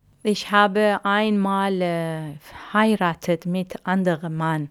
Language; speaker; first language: German; non-native, learner; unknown